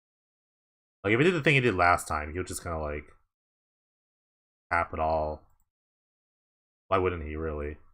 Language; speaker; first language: English; native; English